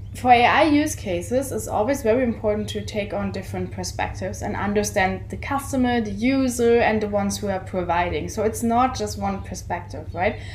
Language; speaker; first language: English; non-native, fluent; German